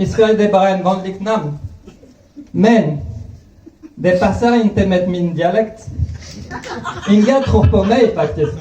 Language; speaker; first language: Swedish; non-native, fluent; French